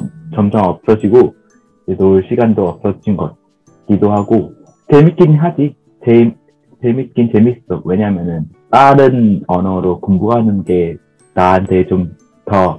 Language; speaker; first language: Korean; non-native, fluent; Vietnamese